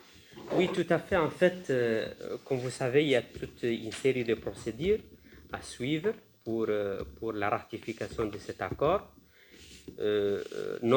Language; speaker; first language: French; non-native, fluent; Spanish